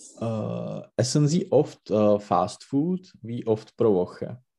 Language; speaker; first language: German; non-native, learner; Czech